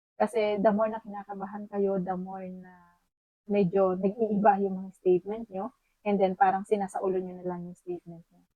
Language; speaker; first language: Filipino; native; Filipino